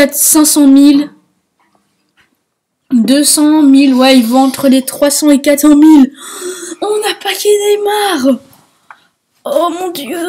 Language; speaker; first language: French; native; French